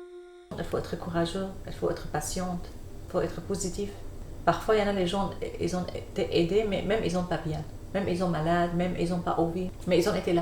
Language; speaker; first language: French; non-native, learner; Arabic